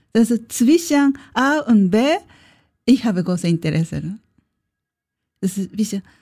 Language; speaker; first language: German; non-native, learner; Japanese